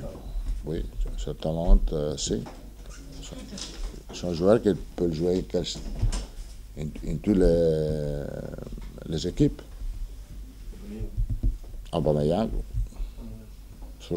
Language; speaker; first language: French; non-native, fluent; Italian